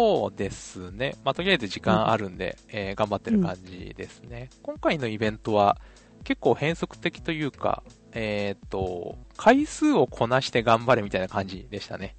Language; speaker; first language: Japanese; native; Japanese